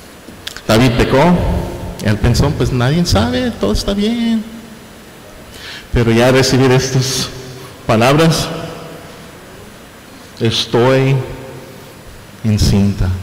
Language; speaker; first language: Spanish; non-native, fluent; English